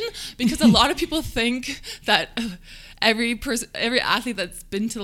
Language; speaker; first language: English; native; English